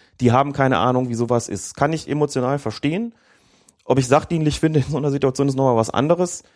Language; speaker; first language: German; native; German